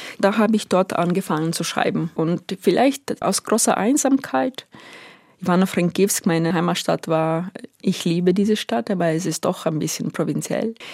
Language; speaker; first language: German; non-native, fluent; Ukrainian